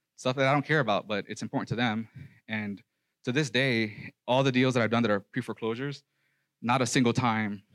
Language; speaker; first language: English; native; English